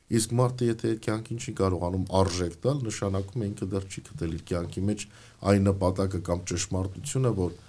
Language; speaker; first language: Armenian; native; Armenian